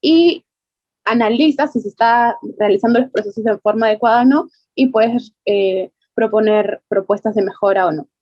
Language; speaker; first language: Spanish; native; Spanish